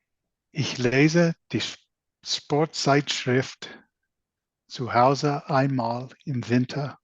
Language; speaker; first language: German; non-native, learner; English